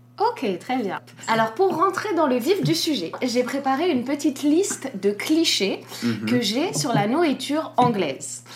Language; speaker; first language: French; native; French